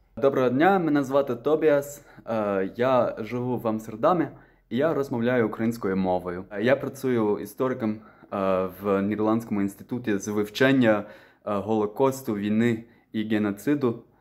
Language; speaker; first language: Ukrainian; non-native, fluent; Dutch